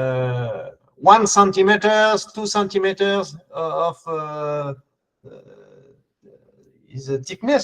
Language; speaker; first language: English; non-native, learner; French